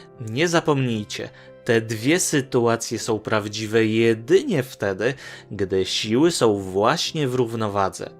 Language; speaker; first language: Polish; native; Polish